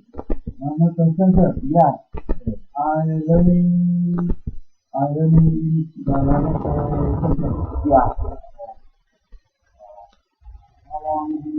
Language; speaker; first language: English; non-native, learner; Vietnamese